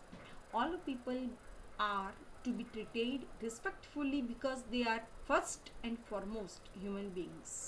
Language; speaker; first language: English; non-native, local second language; Gujarati